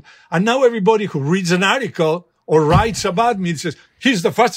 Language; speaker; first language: English; non-native, fluent; Spanish